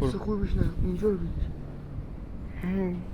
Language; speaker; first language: Persian; native; Persian